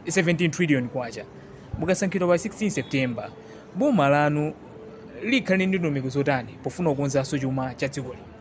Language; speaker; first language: Nyanja; native; Nyanja